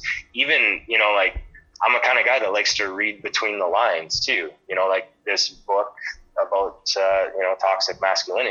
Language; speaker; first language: English; native; English